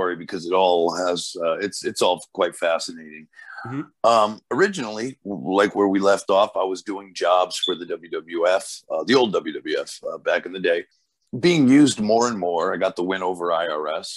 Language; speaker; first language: English; early bilingual, other home language; Portuguese